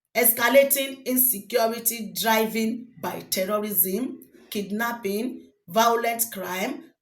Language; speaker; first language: English; non-native, local second language; Yoruba